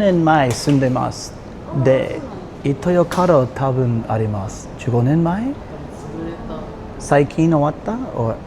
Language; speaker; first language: Japanese; non-native, learner; English